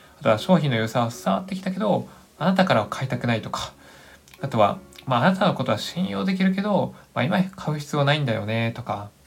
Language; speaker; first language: Japanese; native; Japanese